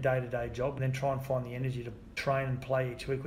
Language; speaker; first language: English; native; English